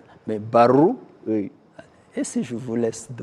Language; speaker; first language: French; non-native, local second language; Kinyarwanda